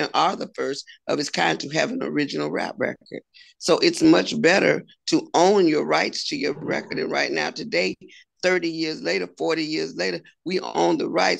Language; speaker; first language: English; native; English